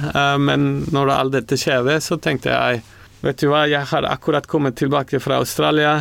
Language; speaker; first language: Norwegian; non-native, fluent; Spanish